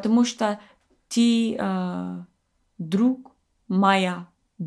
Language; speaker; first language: Russian; non-native, learner; English